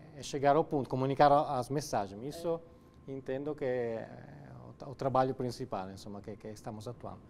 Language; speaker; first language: Portuguese; non-native, fluent; Italian